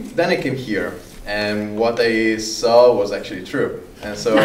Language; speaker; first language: English; non-native, fluent; Italian